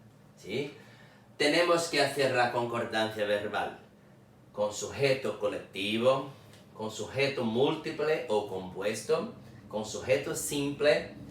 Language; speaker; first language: Spanish; non-native, fluent; Portuguese